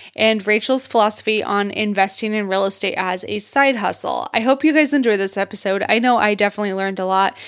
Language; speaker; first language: English; native; English